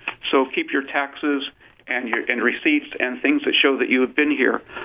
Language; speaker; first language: English; native; English